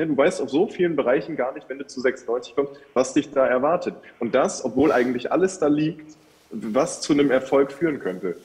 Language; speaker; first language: German; native; German